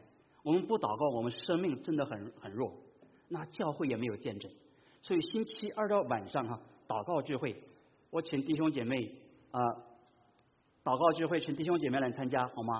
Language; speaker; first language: Chinese; native; Chinese